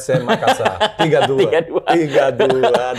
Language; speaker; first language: Indonesian; non-native, fluent; Portuguese